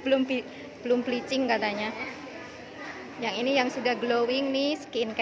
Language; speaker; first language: Indonesian; native; Indonesian